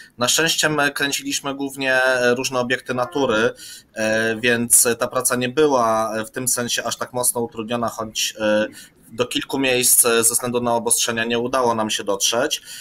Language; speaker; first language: Polish; native; Polish